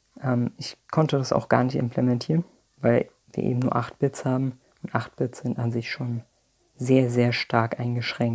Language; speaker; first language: German; native; German